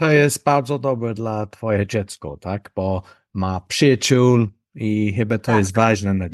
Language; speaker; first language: Polish; non-native, learner; English